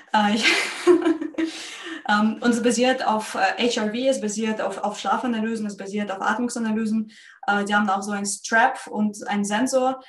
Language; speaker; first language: German; non-native, fluent; Russian